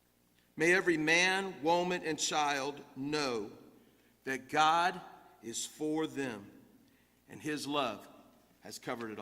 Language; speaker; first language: English; native; English